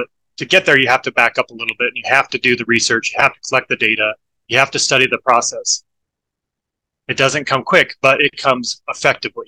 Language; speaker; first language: English; native; English